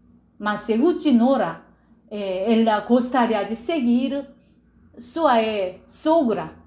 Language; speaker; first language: Portuguese; non-native, learner; Korean